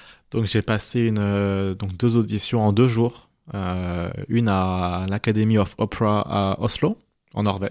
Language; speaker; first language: French; native; French